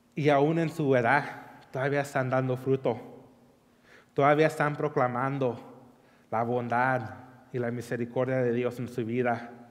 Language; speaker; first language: Spanish; early bilingual, heritage; Spanish